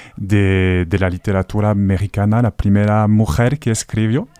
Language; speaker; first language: Spanish; non-native, fluent; French